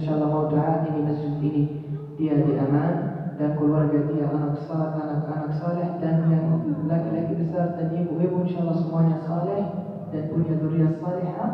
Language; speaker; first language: Indonesian; non-native, fluent; Arabic